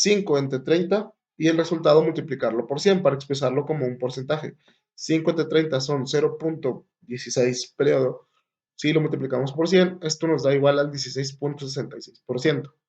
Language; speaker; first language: Spanish; native; Spanish